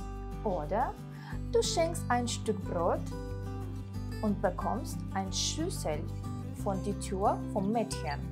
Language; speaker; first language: German; non-native, fluent; Russian